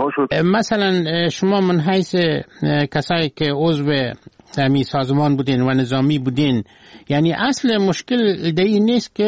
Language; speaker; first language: Persian; native; Persian